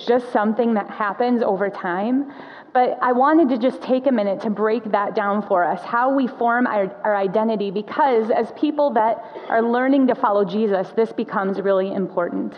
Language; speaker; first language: English; native; English